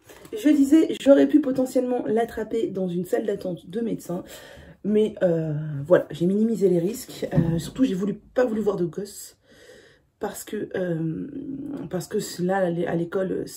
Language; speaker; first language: French; native; French